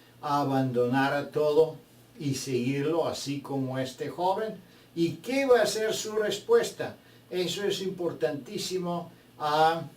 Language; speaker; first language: Spanish; non-native, fluent; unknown